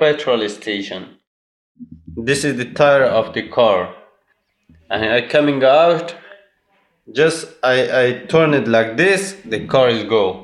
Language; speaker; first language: English; non-native, learner; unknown